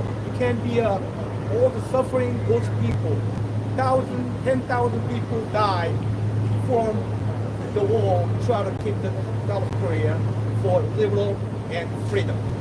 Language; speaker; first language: English; non-native, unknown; Korean